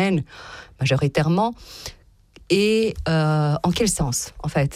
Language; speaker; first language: French; non-native, fluent; Serbian